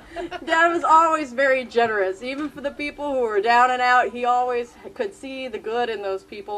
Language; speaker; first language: English; native; English